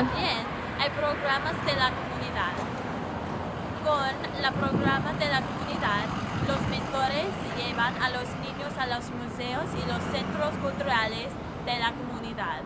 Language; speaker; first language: Spanish; non-native, learner; English